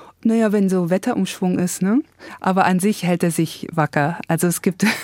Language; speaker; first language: German; native; German